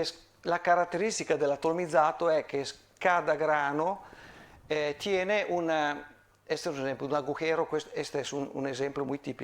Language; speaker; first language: Spanish; non-native, fluent; Italian